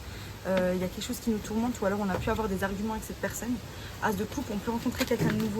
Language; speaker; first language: French; native; French